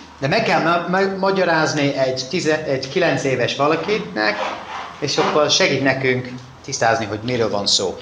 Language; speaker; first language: Hungarian; non-native, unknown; English